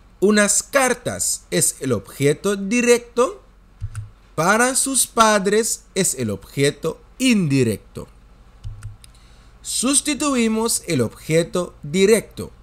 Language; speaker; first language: Spanish; non-native, fluent; Dutch